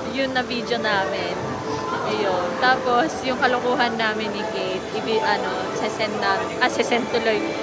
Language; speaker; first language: Filipino; early bilingual, heritage; Japanese